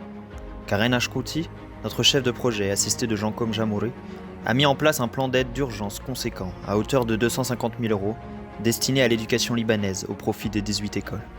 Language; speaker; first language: French; native; French